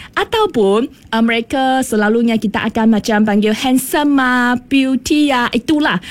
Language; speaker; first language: Malay; non-native, local second language; Chinese